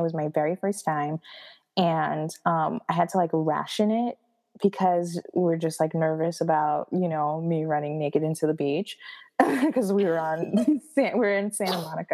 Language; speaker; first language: English; non-native, fluent; Haitian Creole